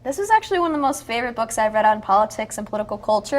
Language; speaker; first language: English; native; English